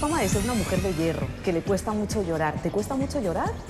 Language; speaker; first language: Spanish; native; Spanish